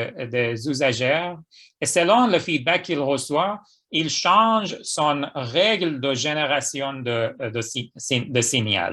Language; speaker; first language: French; non-native, fluent; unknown